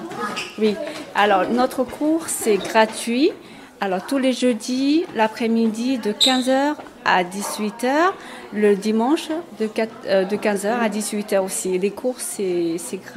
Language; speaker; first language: French; non-native, learner; Chinese